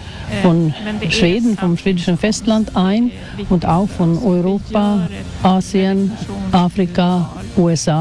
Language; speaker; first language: German; non-native, fluent; Swedish